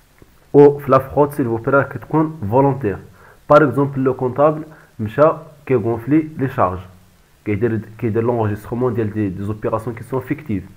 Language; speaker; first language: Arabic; native; Arabic